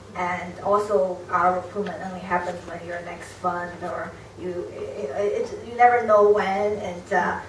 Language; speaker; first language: English; non-native, fluent; Chinese